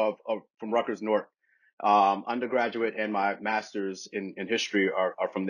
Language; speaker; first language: English; native; English